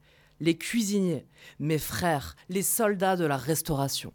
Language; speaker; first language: French; native; French